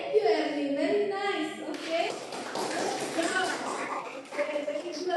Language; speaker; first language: English; non-native, fluent; Indonesian